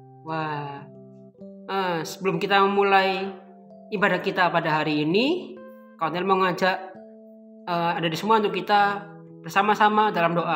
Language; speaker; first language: Indonesian; native; Indonesian